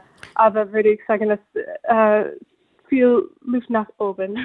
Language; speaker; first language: German; non-native, fluent; English